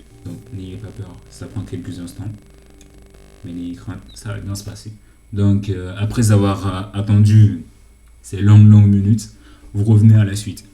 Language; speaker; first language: French; native; French